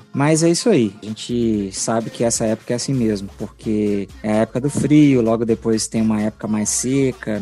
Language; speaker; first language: Portuguese; native; Portuguese